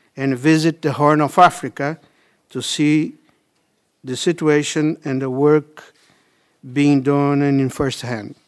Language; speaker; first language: English; non-native, fluent; Portuguese